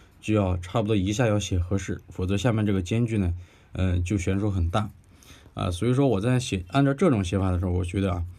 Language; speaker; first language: Chinese; native; Chinese